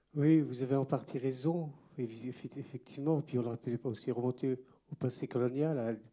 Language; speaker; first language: French; native; French